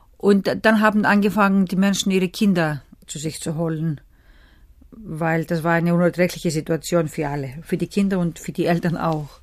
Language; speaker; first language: German; early bilingual, other home language; Greek